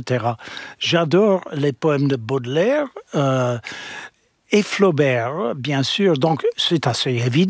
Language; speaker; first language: French; non-native, fluent; English